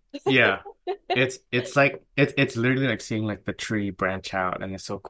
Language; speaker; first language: English; native; English